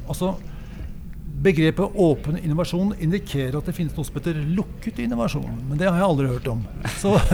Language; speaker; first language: Norwegian; native; Norwegian